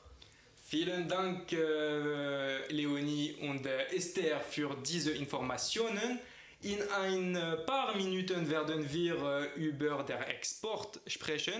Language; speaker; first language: German; non-native, fluent; French